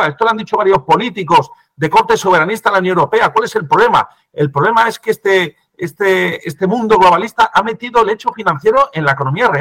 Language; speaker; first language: Spanish; native; Spanish